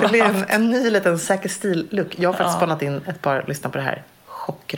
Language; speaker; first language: Swedish; native; Swedish